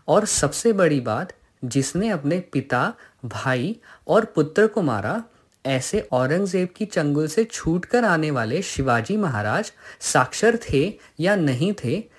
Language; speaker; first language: Hindi; non-native, local second language; Marathi